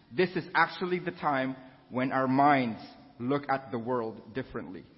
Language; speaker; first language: English; non-native, local second language; Filipino